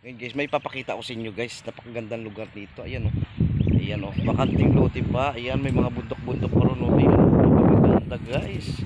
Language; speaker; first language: Filipino; native; Filipino